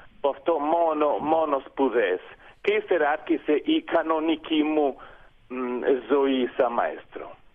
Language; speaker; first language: Greek; non-native, fluent; Italian